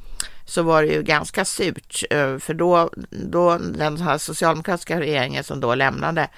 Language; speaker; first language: Swedish; native; Swedish